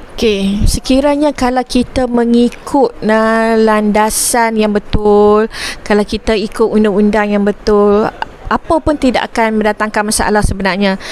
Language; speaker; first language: Malay; native; Malay